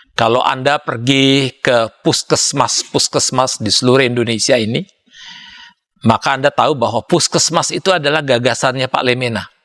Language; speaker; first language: Indonesian; native; Indonesian